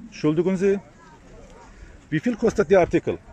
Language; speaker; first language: German; non-native, learner; Azerbaijani